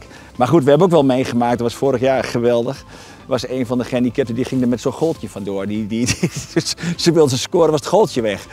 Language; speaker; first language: Dutch; native; Dutch